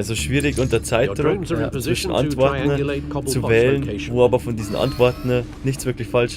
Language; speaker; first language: German; native; German